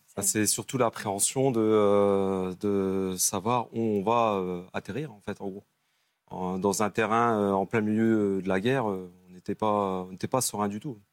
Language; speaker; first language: French; native; French